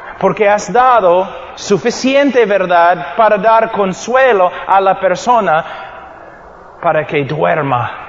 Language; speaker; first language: Spanish; non-native, fluent; English